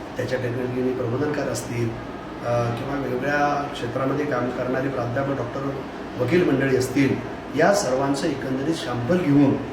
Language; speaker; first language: Marathi; non-native, local second language; Lambadi